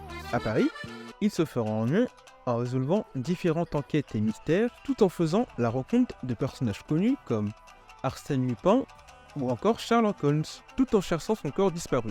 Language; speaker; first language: French; native; French